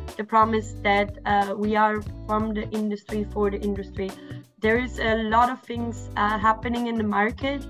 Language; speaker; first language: English; non-native, fluent; German